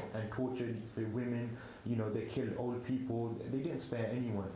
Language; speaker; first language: English; native; English